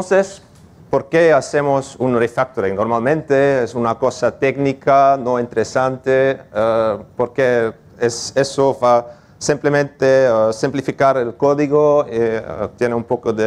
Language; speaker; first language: Spanish; non-native, learner; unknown